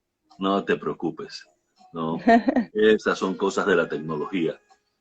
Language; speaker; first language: Spanish; native; Spanish